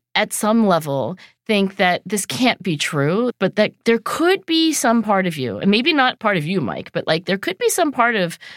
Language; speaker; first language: English; early bilingual, other home language; Chinese